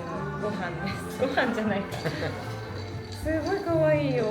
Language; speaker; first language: Japanese; native; Japanese